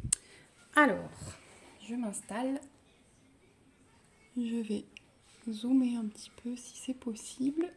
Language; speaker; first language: French; native; French